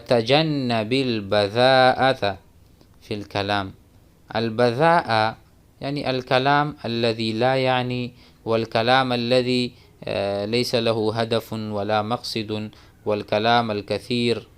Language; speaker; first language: Arabic; non-native, fluent; Urdu